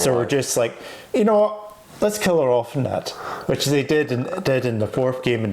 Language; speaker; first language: English; native; English